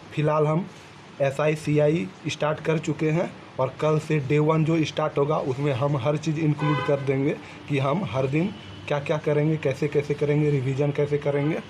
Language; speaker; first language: Hindi; native; Hindi